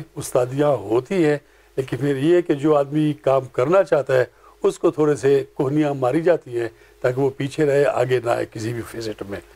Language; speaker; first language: Urdu; non-native, local second language; Pashto